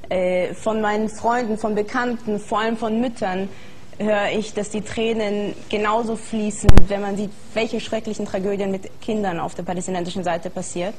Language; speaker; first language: German; non-native, fluent; Hebrew